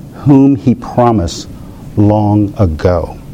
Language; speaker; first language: English; early bilingual, other home language; Chinese